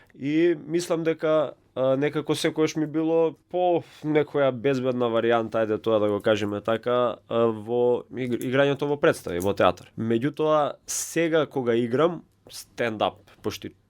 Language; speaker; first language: Macedonian; native; Macedonian